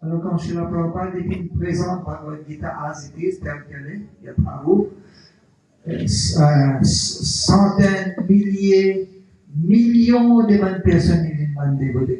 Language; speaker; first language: French; non-native, local second language; Morisyen